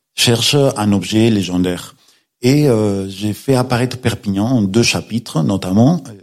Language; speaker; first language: French; non-native, fluent; Spanish